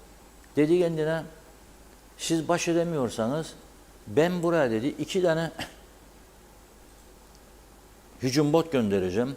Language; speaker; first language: Turkish; native; Turkish